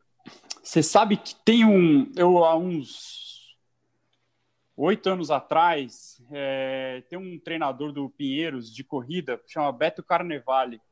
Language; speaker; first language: Portuguese; native; Portuguese